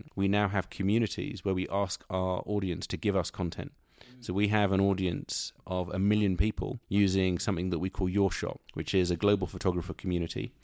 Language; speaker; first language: English; native; English